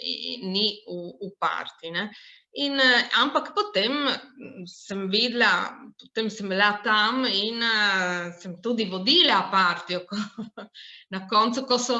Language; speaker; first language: Slovenian; non-native, local second language; Italian